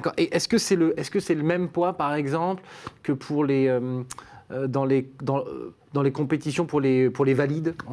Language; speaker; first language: French; native; French